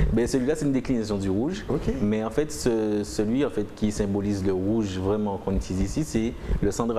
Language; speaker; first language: French; native; French